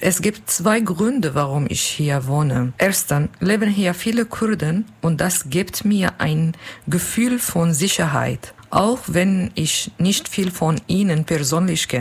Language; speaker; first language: German; non-native, learner; Kurdish